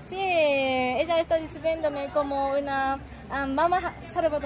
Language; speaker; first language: Spanish; non-native, learner; Japanese